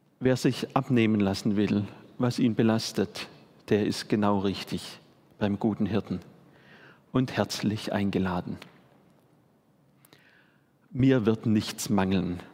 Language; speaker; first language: German; native; German